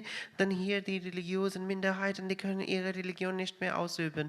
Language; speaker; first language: German; non-native, fluent; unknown